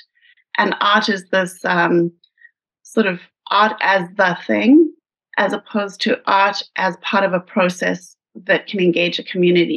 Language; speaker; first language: English; native; English